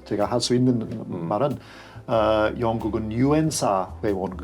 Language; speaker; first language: Korean; non-native, fluent; English